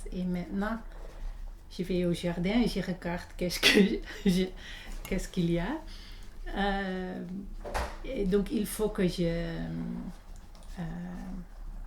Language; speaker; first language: French; non-native, fluent; Dutch